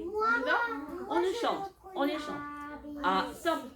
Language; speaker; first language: French; native; French